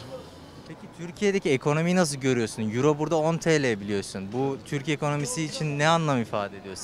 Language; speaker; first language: Turkish; native; Turkish